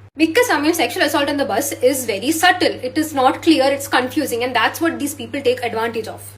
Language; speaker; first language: English; non-native, local second language; Malayalam